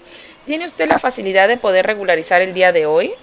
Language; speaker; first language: Spanish; native; Spanish